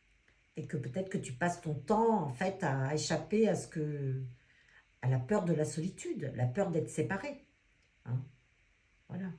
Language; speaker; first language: French; native; French